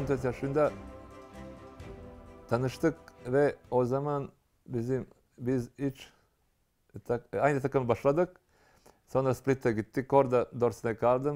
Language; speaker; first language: Turkish; non-native, learner; Serbian